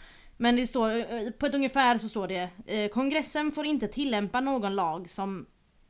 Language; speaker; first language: Swedish; native; Swedish